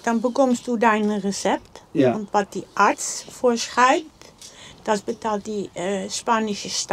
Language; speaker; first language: German; non-native, learner; Dutch